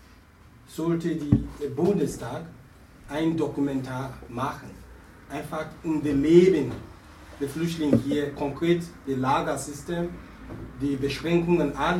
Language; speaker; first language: German; non-native, learner; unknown